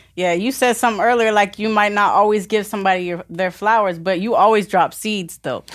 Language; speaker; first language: English; native; English